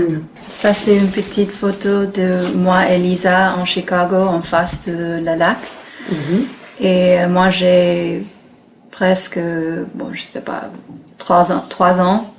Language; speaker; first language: French; non-native, learner; English